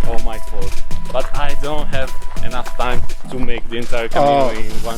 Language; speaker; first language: English; non-native, learner; Italian